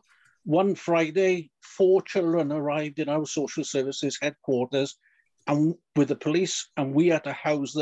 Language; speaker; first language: English; native; English